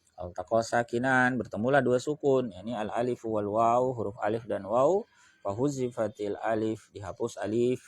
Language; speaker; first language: Indonesian; native; Indonesian